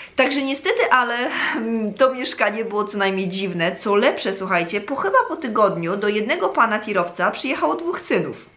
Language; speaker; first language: Polish; native; Polish